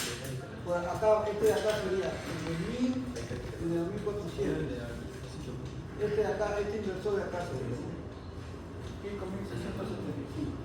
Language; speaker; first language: Spanish; native; Spanish